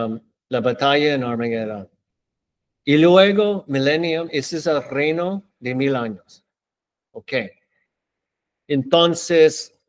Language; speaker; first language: Spanish; non-native, learner; English